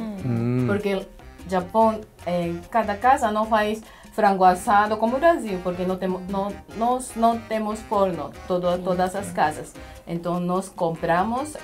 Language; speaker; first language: Portuguese; non-native, fluent; Japanese